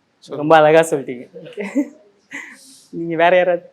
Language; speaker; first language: Tamil; native; Tamil